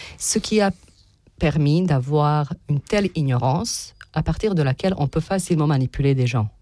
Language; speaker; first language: French; non-native, fluent; Serbian